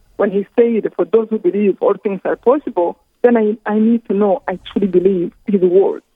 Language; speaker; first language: English; non-native, local second language; Kinyarwanda